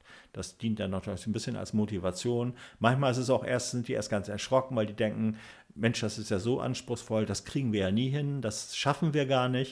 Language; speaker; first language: German; native; German